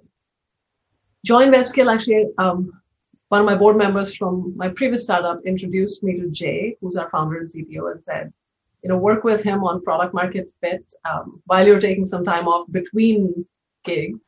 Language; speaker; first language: English; non-native, local second language; Hindi